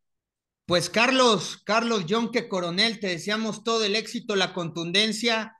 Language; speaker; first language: Spanish; native; Spanish